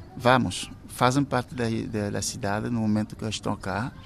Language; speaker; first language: Portuguese; non-native, fluent; Ewe